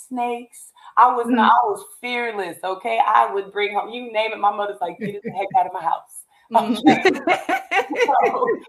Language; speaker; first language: English; native; English